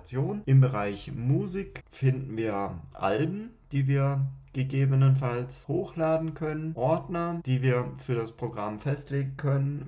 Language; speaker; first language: German; native; German